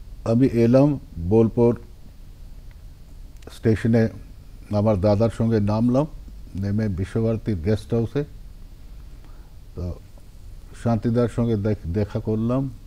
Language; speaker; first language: Bangla; non-native, local second language; Punjabi